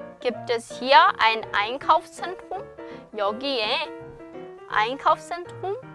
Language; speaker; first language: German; non-native, fluent; Korean